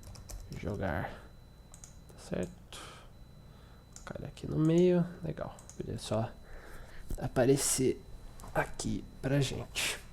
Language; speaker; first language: Portuguese; native; Portuguese